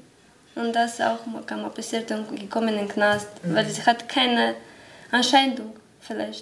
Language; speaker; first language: German; non-native, learner; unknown